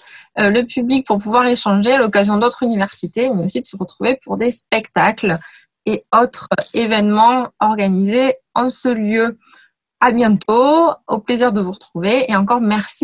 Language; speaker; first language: French; native; French